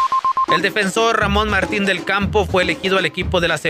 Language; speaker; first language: Spanish; native; Spanish